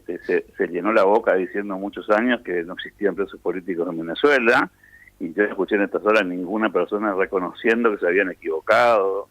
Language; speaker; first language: Spanish; native; Spanish